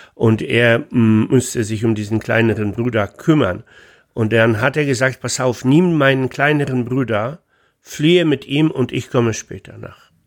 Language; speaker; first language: German; non-native, fluent; Polish